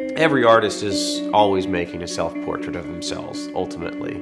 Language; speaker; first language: English; native; English